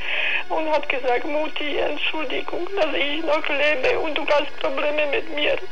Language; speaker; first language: German; non-native, learner; Polish